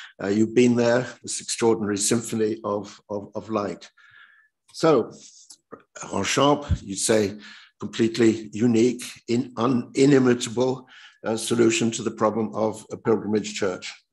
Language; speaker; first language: English; native; English